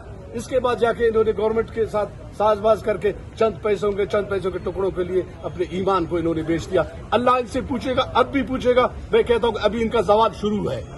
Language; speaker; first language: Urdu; non-native, local second language; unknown